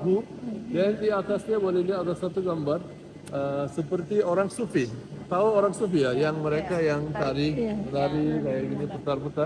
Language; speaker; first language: Indonesian; non-native, fluent; Turkish